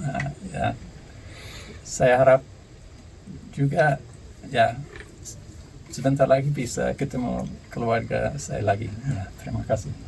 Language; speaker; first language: Indonesian; non-native, learner; English